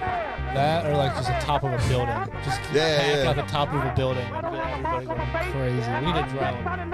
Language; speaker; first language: English; native; English